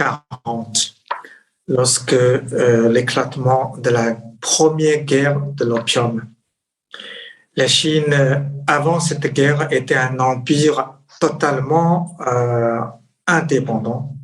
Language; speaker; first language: French; non-native, fluent; Chinese